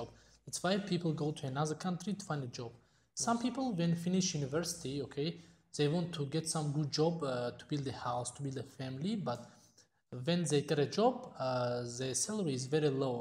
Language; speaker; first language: English; non-native, fluent; Tajik